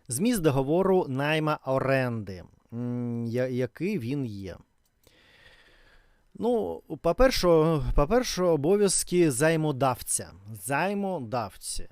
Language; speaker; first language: Ukrainian; non-native, learner; Russian